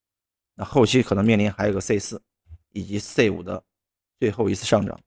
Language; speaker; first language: Chinese; native; Chinese